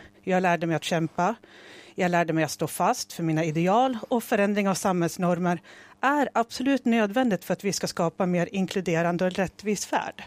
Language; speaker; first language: Swedish; native; Swedish